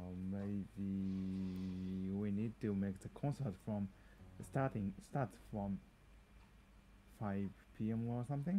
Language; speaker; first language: English; non-native, learner; Japanese